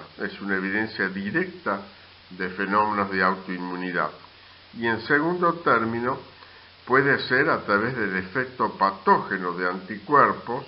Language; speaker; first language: Spanish; native; Spanish